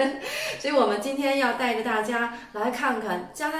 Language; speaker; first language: Chinese; native; Chinese